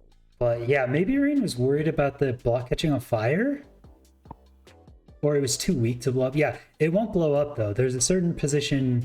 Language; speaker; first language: English; native; English